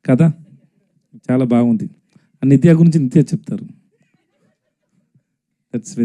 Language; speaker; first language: Telugu; non-native, learner; Tamil